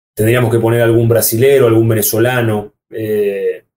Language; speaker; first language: Spanish; native; Spanish